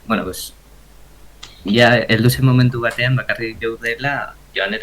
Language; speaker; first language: Basque; non-native, local second language; Spanish